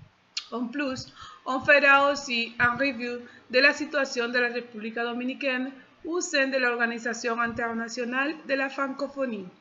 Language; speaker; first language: French; non-native, fluent; Spanish